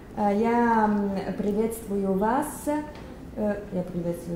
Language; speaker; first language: Russian; non-native, learner; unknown